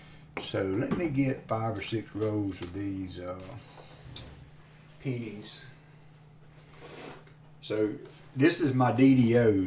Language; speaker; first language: English; native; English